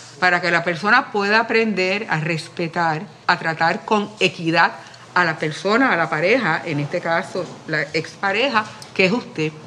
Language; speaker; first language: Spanish; native; Spanish